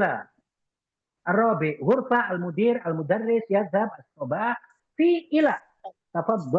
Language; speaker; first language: Arabic; non-native, fluent; Indonesian